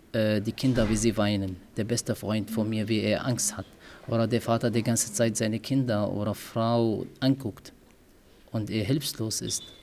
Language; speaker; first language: German; non-native, learner; Arabic